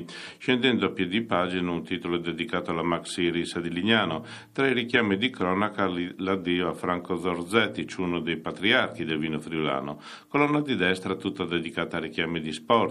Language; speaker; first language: Italian; native; Italian